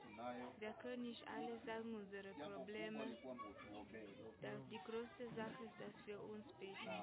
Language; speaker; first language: German; non-native, learner; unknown